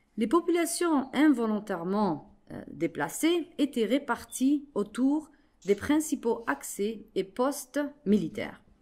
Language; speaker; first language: French; non-native, local second language; Arabic